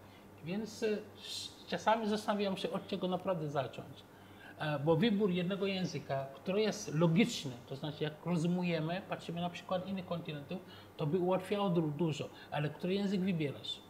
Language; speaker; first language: Polish; non-native, fluent; Wolof